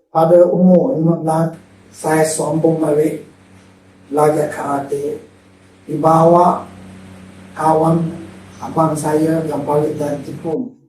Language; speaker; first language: Malay; non-native, local second language; Chinese